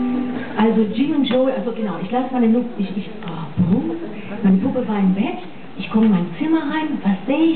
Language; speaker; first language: German; non-native, fluent; English